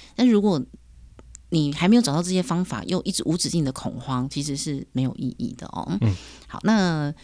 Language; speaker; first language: Chinese; native; Chinese